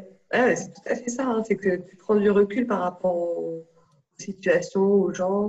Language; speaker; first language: French; native; French